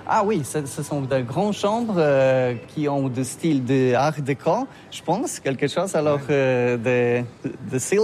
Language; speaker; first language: French; non-native, learner; Polish